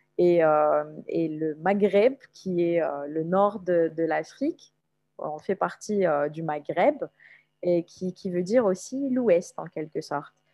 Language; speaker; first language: French; non-native, local second language; Arabic